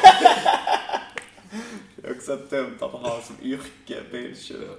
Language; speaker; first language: Swedish; native; Swedish